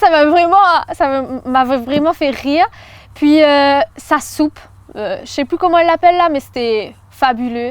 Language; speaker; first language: French; native; French